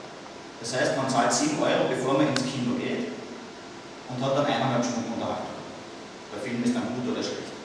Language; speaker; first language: German; native; German